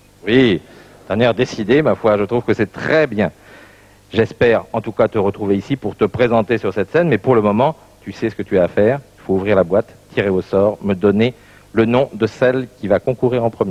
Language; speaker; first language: French; native; French